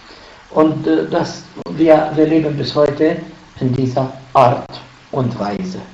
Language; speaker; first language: German; non-native, fluent; Arabic